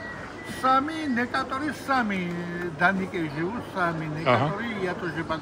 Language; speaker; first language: Russian; non-native, fluent; Georgian